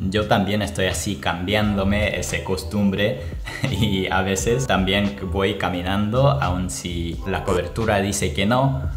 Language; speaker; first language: Spanish; non-native, learner; Japanese